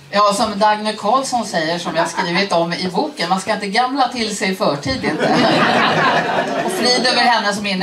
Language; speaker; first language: Swedish; native; Swedish